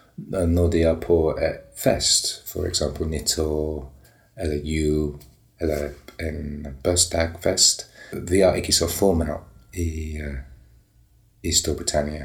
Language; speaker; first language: Norwegian; non-native, learner; English